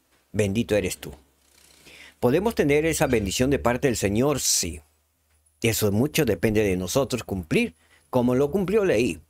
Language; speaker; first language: Spanish; native; Spanish